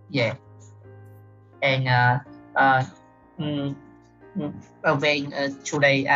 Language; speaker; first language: English; non-native, learner; Vietnamese